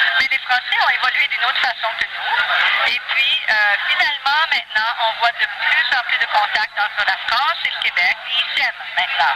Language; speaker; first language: French; native; French